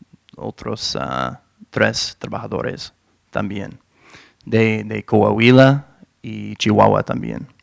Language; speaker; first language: Spanish; non-native, fluent; English